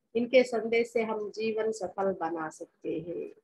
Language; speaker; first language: Hindi; non-native, local second language; Telugu